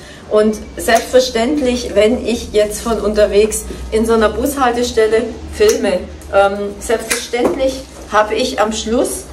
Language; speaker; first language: German; native; German